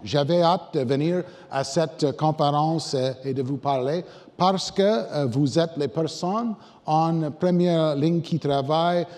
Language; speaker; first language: French; non-native, local second language; English